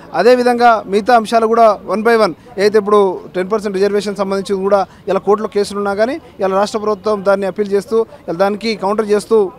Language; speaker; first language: Telugu; non-native, local second language; Lambadi